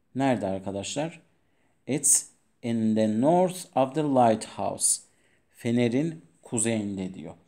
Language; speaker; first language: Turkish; non-native, fluent; Persian